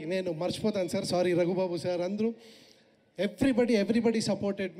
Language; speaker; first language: Telugu; non-native, learner; Kannada